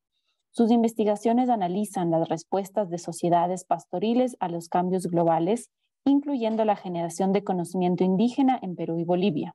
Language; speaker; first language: Spanish; native; Spanish